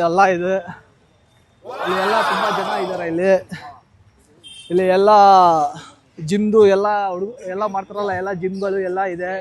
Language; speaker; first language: Kannada; non-native, local second language; Urdu